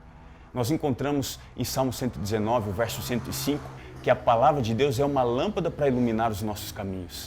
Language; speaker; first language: Portuguese; native; Portuguese